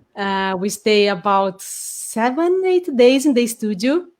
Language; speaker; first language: English; non-native, fluent; Portuguese